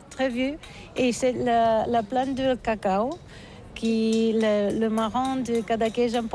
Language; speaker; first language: French; non-native, learner; Catalan